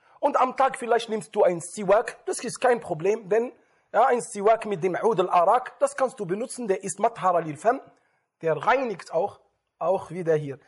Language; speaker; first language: German; non-native, fluent; Arabic